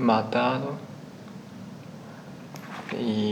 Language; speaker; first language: Spanish; non-native, learner; Chinese